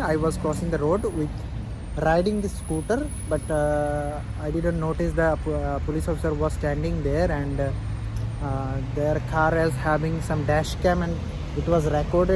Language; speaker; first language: English; non-native, local second language; Bangla